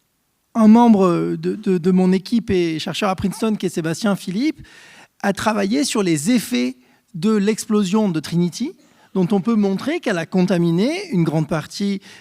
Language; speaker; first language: French; native; French